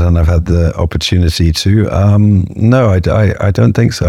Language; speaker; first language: English; native; English